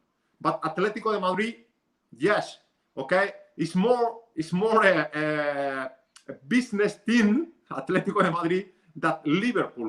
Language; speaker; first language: English; non-native, learner; Spanish